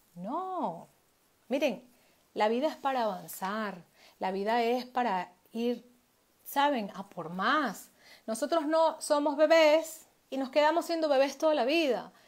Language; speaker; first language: Spanish; native; Spanish